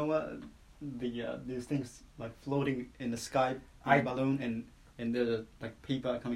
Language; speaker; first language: English; non-native, fluent; Japanese